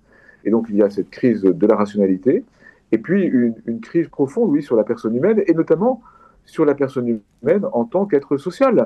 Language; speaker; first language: French; native; French